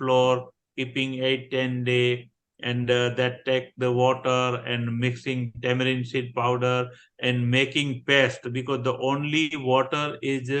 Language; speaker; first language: English; non-native, learner; Gujarati